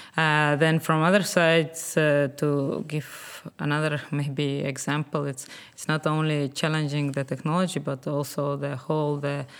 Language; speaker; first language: English; non-native, fluent; Estonian